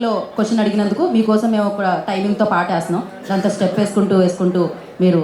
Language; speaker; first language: Telugu; native; Telugu